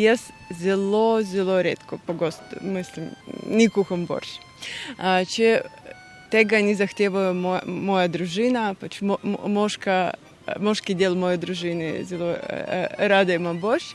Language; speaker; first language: Slovenian; non-native, fluent; Russian